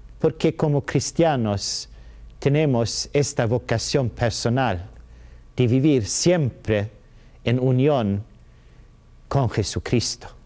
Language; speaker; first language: Spanish; non-native, learner; Swedish